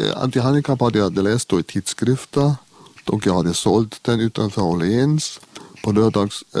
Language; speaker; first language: Swedish; non-native, fluent; German